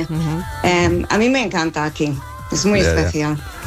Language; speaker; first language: Spanish; non-native, fluent; English